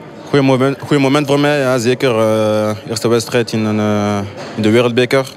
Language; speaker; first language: Dutch; non-native, local second language; French